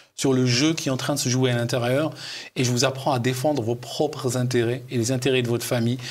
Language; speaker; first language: French; non-native, local second language; Arabic